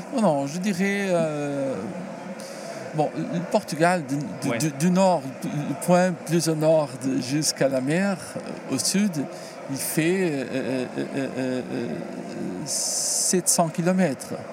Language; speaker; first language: French; non-native, learner; Portuguese